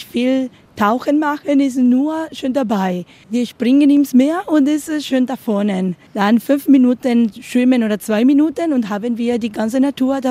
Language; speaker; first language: German; non-native, learner; Spanish